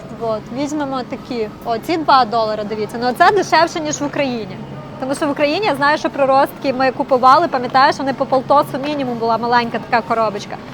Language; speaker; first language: Ukrainian; non-native, local second language; Russian